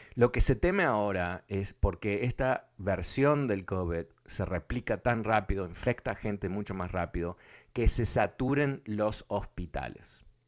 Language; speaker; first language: Spanish; early bilingual, other home language; English